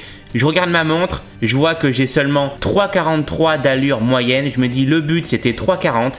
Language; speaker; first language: French; native; French